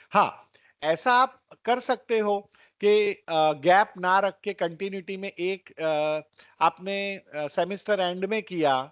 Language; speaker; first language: Hindi; non-native, local second language; Gujarati